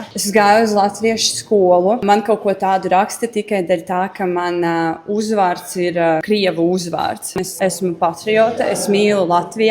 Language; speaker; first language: Latvian; non-native, local second language; Russian